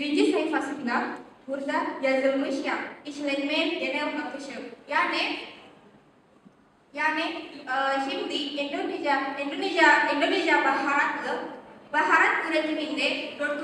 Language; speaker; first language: Turkish; non-native, learner; Indonesian